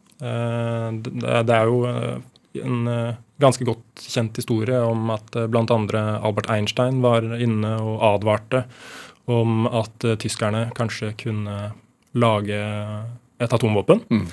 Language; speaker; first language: Norwegian; native; Norwegian